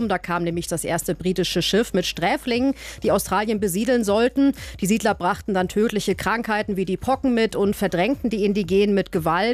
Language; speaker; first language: German; native; German